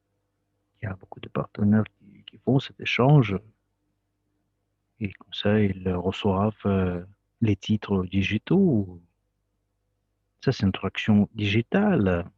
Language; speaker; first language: French; non-native, fluent; Russian